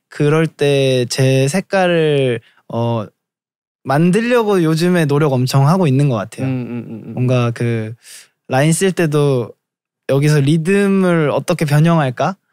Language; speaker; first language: Korean; native; Korean